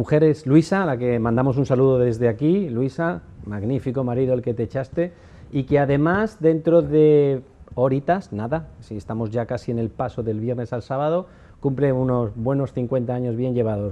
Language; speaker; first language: Spanish; native; Spanish